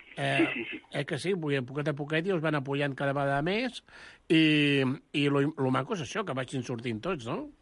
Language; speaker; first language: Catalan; non-native, local second language; Spanish